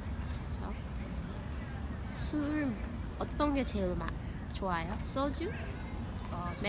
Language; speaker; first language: Korean; early bilingual, heritage; English